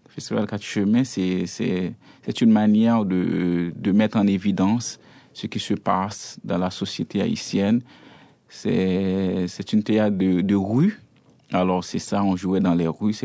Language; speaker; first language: French; non-native, local second language; Haitian Creole